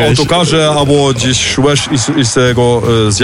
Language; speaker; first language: Polish; early bilingual, heritage; Polish